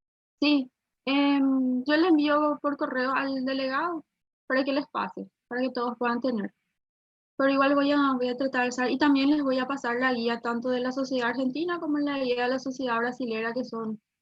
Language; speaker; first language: Spanish; native; Spanish